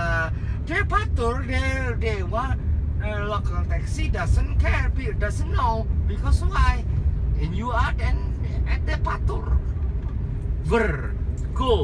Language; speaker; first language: English; non-native, learner; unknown